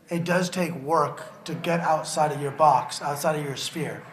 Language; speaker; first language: English; native; English